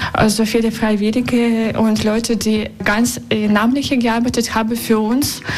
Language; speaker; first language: German; non-native, learner; Russian